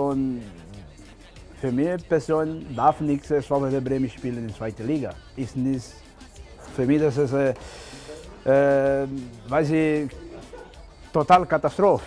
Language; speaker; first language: German; non-native, learner; Portuguese